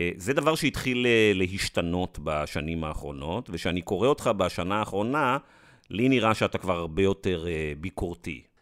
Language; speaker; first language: Hebrew; native; Hebrew